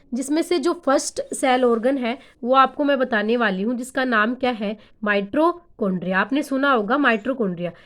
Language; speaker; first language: Hindi; native; Hindi